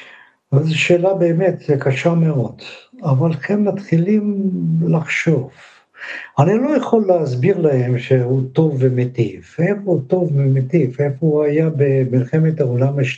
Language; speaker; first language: Hebrew; non-native, fluent; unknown